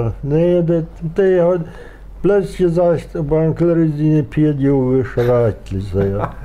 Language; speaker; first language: German; non-native, local second language; Plautdietsch